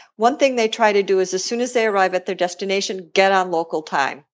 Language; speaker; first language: English; native; English